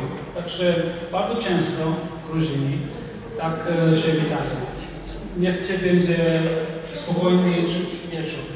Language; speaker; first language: Polish; non-native, fluent; Georgian